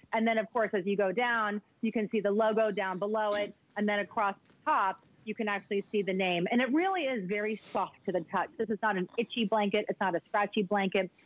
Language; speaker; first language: English; native; English